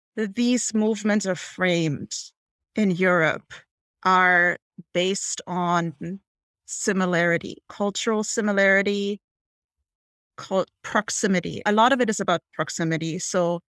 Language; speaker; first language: English; non-native, fluent; German